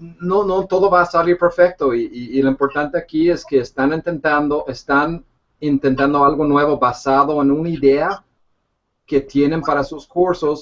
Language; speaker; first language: Spanish; non-native, fluent; English